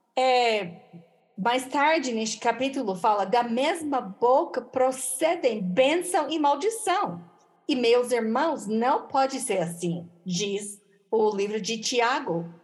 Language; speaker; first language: Portuguese; non-native, fluent; English